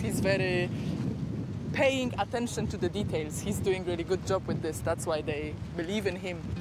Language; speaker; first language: English; non-native, fluent; Polish